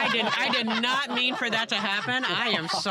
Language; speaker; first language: English; native; English